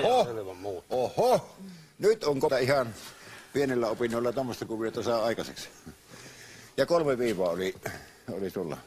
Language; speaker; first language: Finnish; native; Finnish